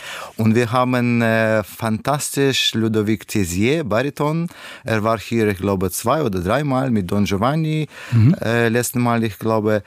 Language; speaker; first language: German; non-native, learner; Russian